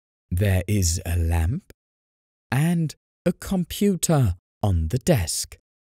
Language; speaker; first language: English; non-native, fluent; German